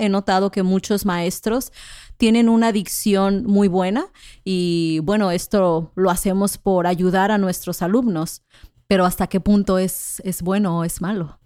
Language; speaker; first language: Spanish; native; Spanish